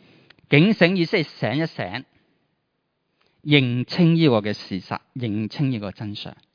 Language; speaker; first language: Chinese; native; Chinese